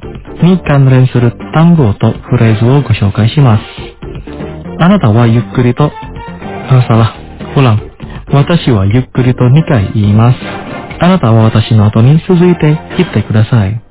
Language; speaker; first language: Japanese; non-native, fluent; Indonesian